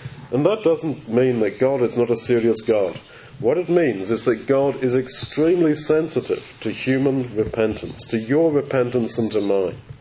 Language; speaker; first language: English; native; English